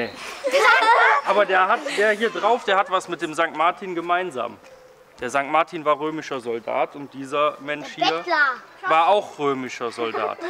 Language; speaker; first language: German; native; German